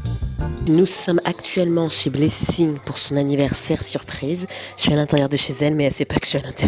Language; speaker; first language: French; native; French